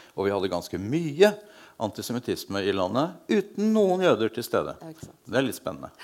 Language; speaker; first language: Norwegian; non-native, fluent; Hungarian